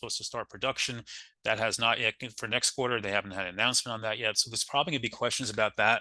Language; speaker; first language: English; native; English